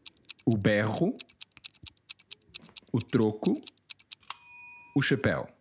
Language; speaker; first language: Portuguese; early bilingual, heritage; Portuguese